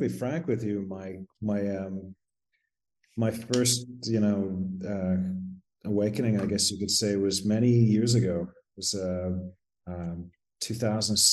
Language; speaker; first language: English; native; English